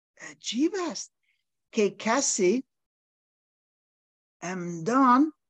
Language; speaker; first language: Persian; non-native, learner; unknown